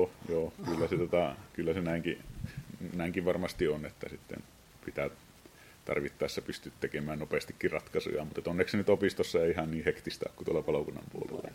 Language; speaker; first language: Finnish; native; Finnish